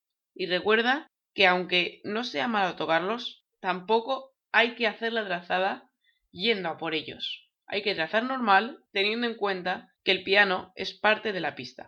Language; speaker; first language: Spanish; native; Spanish